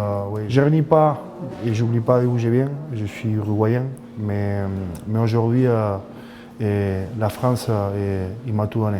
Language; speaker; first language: French; non-native, fluent; Spanish